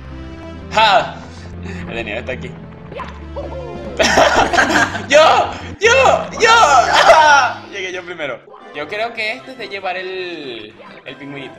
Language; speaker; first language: Spanish; native; Spanish